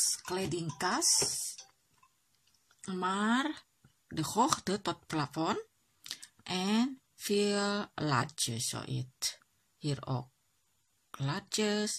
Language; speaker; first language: Dutch; non-native, learner; Indonesian